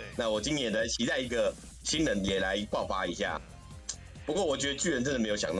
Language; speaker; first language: Chinese; native; Chinese